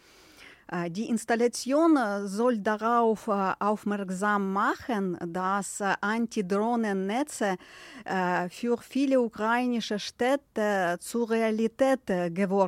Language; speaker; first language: German; non-native, fluent; Ukrainian